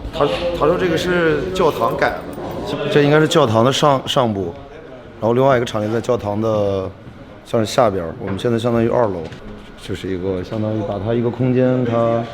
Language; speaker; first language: Chinese; native; Chinese